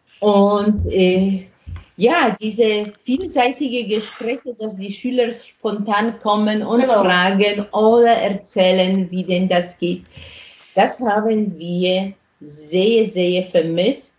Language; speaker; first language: German; non-native, fluent; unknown